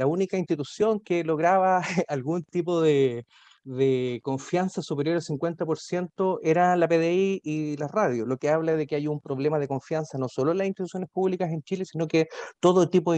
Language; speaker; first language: Spanish; native; Spanish